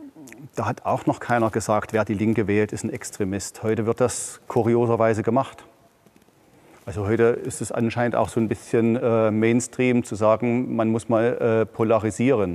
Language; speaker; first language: German; native; German